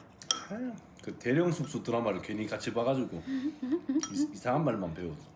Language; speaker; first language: Korean; non-native, fluent; Japanese